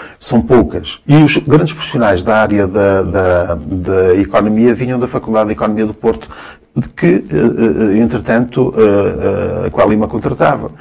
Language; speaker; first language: Portuguese; early bilingual, other home language; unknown